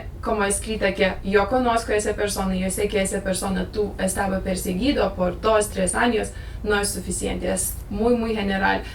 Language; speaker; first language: Spanish; non-native, learner; Lithuanian